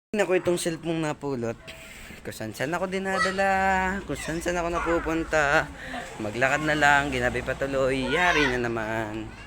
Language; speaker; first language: Filipino; native; Filipino